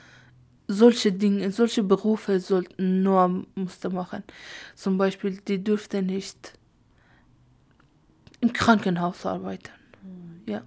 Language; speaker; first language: German; non-native, learner; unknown